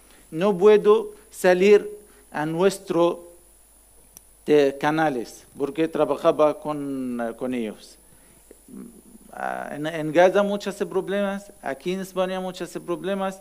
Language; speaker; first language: Spanish; non-native, learner; Arabic